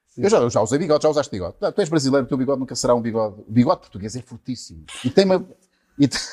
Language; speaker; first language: Portuguese; native; Portuguese